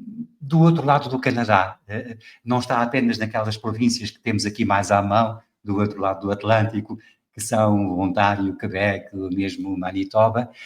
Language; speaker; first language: Portuguese; native; Portuguese